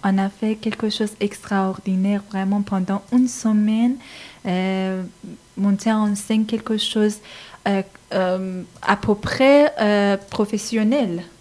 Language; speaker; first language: French; non-native, fluent; Persian